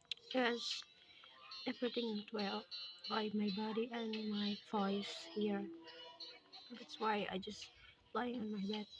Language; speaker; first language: English; non-native, learner; Indonesian